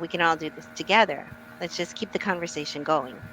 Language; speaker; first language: English; native; English